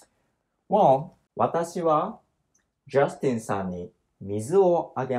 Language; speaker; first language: Japanese; non-native, learner; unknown